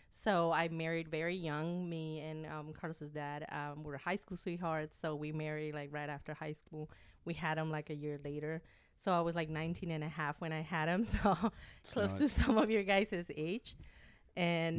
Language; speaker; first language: English; non-native, fluent; Spanish